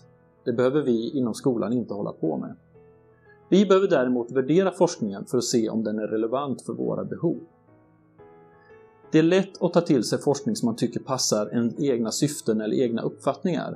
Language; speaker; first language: Swedish; native; Swedish